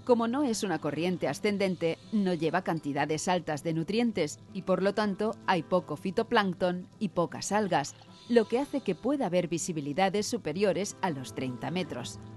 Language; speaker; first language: Spanish; native; Spanish